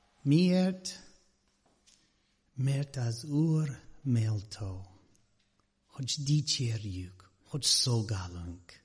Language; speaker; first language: Hungarian; non-native, learner; English